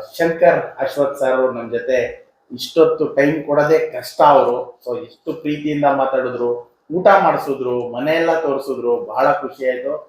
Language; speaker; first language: Kannada; non-native, local second language; Urdu